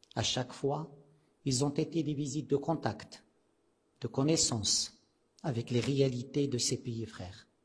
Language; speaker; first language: French; non-native, local second language; Arabic